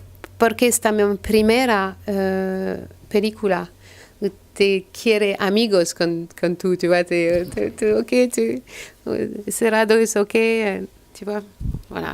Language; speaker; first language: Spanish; non-native, learner; French